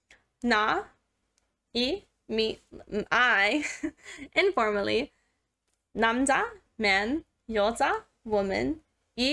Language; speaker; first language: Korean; non-native, learner; English